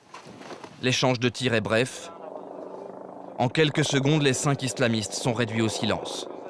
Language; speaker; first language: French; native; French